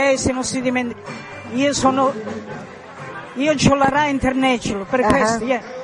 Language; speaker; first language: Italian; native; Italian